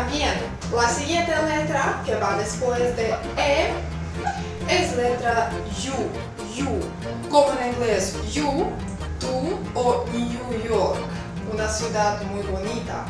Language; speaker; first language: Spanish; non-native, fluent; Russian